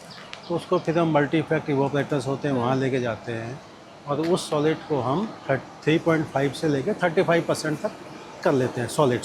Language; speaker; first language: Hindi; native; Hindi